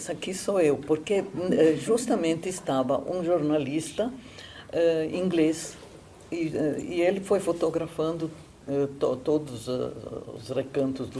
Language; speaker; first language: Portuguese; non-native, fluent; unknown